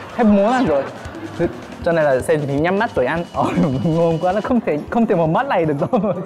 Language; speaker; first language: Vietnamese; non-native, fluent; Korean